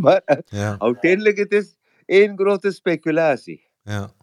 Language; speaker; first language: Dutch; non-native, fluent; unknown